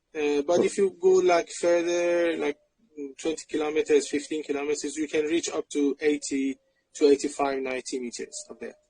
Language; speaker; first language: English; non-native, fluent; Persian